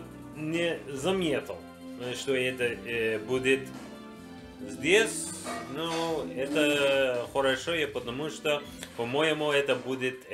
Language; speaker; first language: Russian; non-native, learner; English